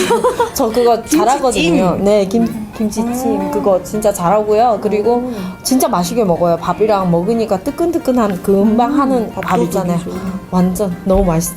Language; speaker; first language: Korean; non-native, learner; Vietnamese